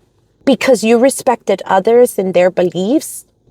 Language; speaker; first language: English; native; English